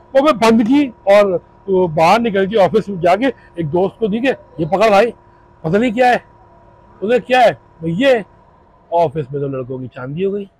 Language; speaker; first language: Urdu; native; Urdu